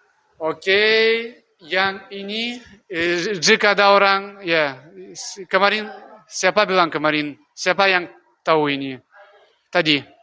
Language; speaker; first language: Indonesian; non-native, learner; Russian